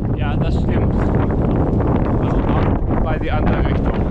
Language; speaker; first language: German; non-native, learner; English